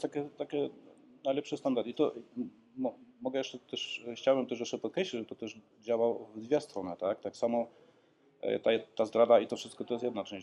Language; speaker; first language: Polish; early bilingual, heritage; Polish